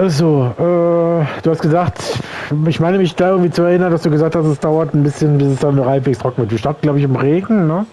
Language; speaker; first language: German; native; German